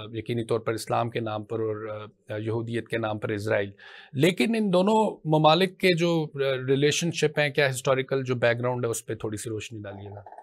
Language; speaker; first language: Urdu; non-native, local second language; Punjabi